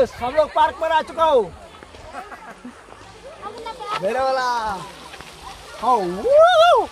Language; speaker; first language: Hindi; non-native, local second language; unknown